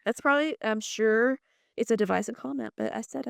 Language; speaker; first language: English; native; English